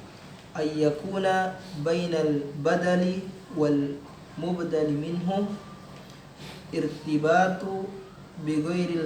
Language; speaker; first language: Arabic; non-native, learner; Indonesian